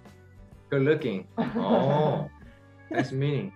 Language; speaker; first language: English; non-native, learner; Korean